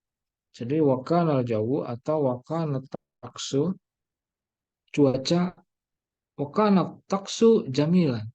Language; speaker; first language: Arabic; non-native, learner; Indonesian